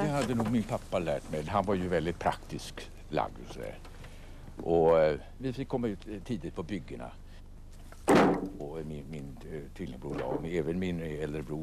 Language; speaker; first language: Swedish; native; Swedish